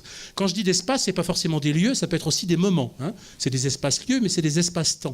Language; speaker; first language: French; native; French